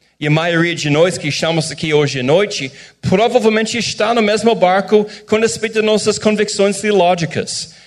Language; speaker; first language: Portuguese; non-native, fluent; English